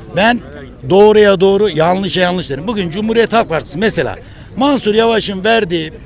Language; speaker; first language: Turkish; native; Turkish